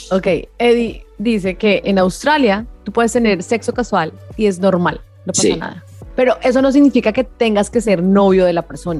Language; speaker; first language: Spanish; native; Spanish